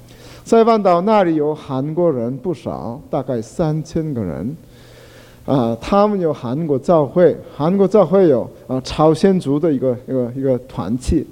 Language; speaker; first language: Chinese; non-native, fluent; Korean